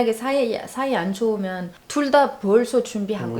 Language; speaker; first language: Korean; non-native, learner; Arabic